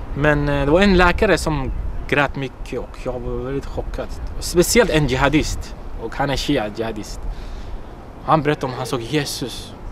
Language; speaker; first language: Swedish; non-native, fluent; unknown